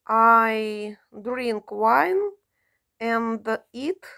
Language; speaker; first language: English; non-native, learner; Russian